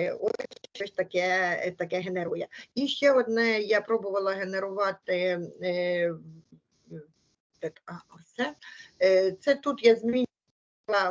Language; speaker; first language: Ukrainian; native; Ukrainian